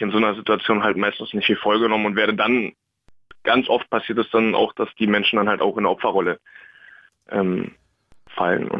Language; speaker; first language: German; native; German